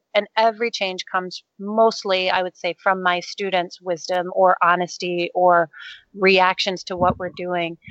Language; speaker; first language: English; non-native, fluent; Danish